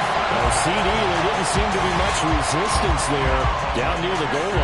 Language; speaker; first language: English; native; English